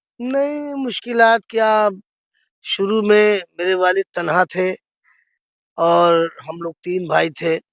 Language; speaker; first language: Urdu; native; Urdu